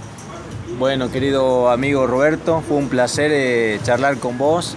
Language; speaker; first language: Spanish; native; Spanish